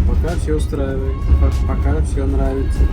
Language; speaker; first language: Russian; native; Russian